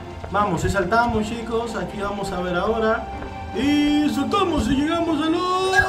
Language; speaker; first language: Spanish; native; Spanish